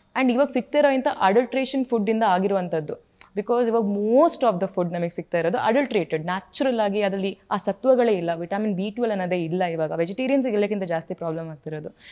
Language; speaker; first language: Kannada; native; Kannada